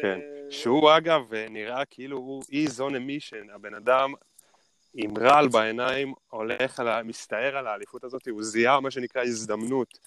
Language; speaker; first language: Hebrew; native; Hebrew